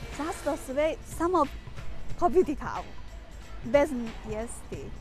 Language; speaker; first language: Bosnian; non-native, learner; Chinese